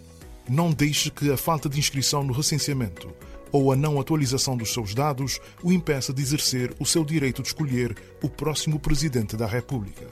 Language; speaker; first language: Portuguese; non-native, local second language; Kabuverdianu